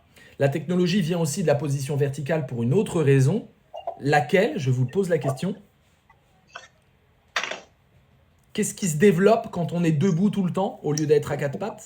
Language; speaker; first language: French; native; French